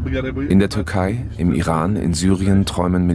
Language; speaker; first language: German; native; German